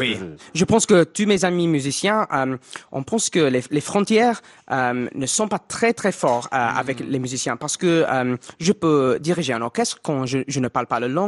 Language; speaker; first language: French; non-native, fluent; English